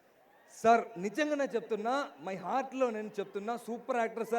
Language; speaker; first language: Telugu; non-native, learner; Malayalam